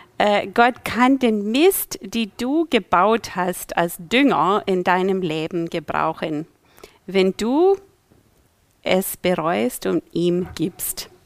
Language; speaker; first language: German; non-native, fluent; English